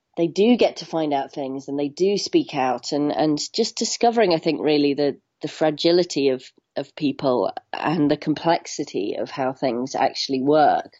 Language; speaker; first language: English; native; English